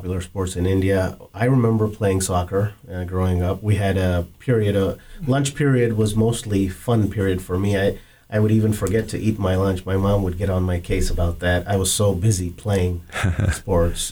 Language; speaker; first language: English; non-native, local second language; Kannada